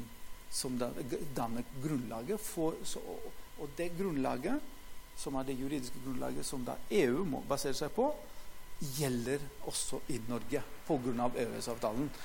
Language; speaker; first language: Norwegian; non-native, fluent; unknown